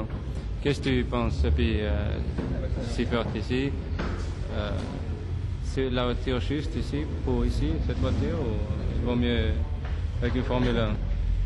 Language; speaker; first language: French; non-native, fluent; Swedish